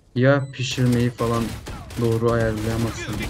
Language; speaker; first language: Turkish; native; Turkish